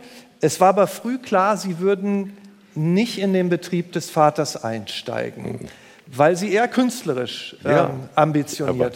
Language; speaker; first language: German; native; German